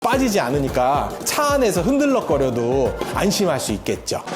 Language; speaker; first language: Korean; native; Korean